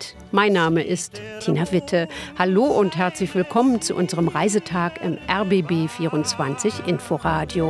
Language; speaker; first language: German; native; German